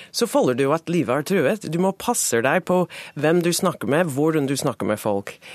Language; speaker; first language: Norwegian; non-native, fluent; English